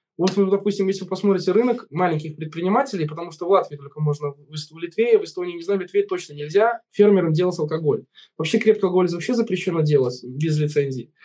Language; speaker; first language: Russian; native; Russian